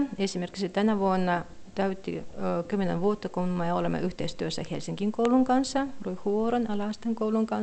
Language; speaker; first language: Finnish; non-native, fluent; Russian